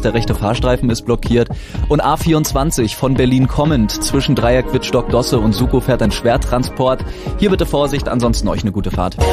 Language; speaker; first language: German; native; German